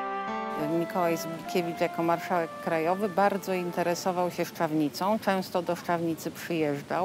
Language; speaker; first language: Polish; native; Polish